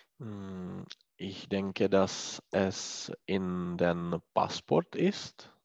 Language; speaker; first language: German; non-native, learner; Czech